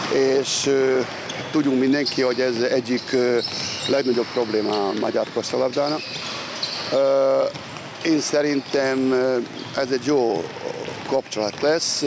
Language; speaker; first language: Hungarian; non-native, learner; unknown